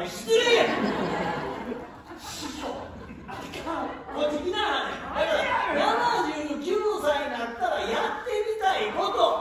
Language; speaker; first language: Japanese; native; Japanese